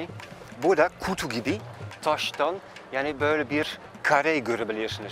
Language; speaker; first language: Turkish; non-native, fluent; Dutch